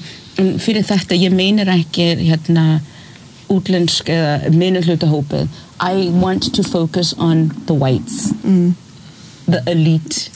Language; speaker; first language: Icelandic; early bilingual, other home language; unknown